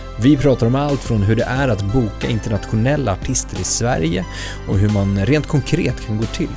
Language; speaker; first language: Swedish; native; Swedish